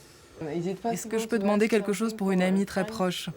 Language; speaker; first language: French; native; French